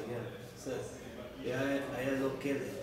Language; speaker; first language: Hebrew; non-native, learner; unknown